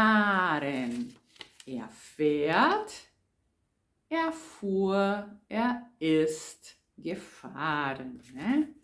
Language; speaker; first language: German; non-native, fluent; Portuguese